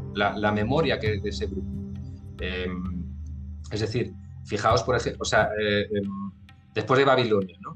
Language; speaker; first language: Spanish; native; Spanish